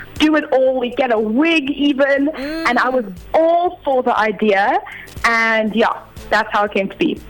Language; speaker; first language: English; native; English